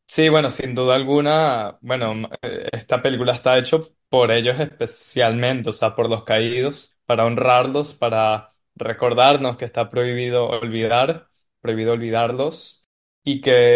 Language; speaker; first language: Spanish; native; Spanish